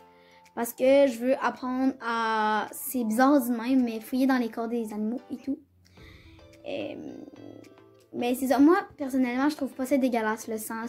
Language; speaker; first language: French; native; French